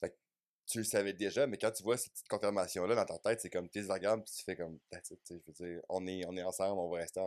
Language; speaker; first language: French; native; French